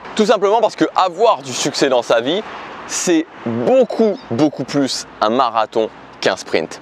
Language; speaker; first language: French; native; French